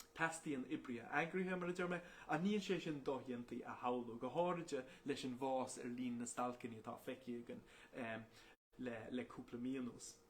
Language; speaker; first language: Irish; non-native, local second language; English